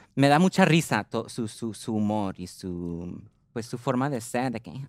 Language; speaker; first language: Spanish; early bilingual, heritage; Spanish